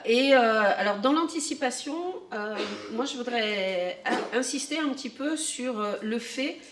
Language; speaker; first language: French; native; French